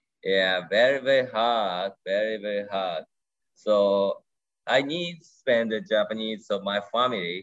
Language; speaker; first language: English; non-native, learner; Japanese